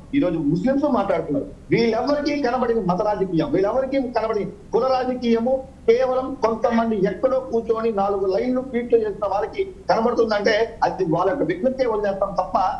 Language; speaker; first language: Telugu; native; Telugu